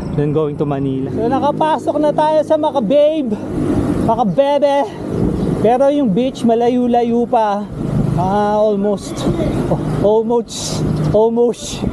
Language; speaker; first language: Filipino; non-native, local second language; Pampanga